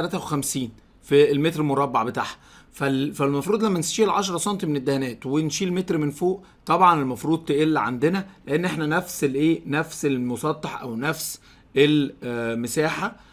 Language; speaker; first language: Arabic; native; Arabic